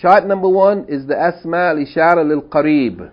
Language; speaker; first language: Arabic; non-native, fluent; English